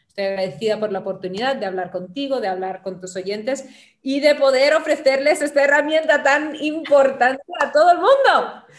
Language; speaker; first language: Spanish; non-native, fluent; German